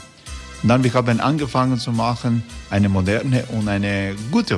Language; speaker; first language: German; non-native, learner; Croatian